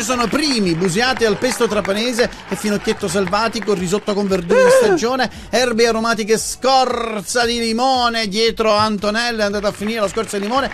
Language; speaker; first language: Italian; native; Italian